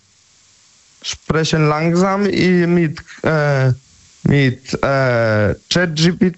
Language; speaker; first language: German; non-native, learner; Polish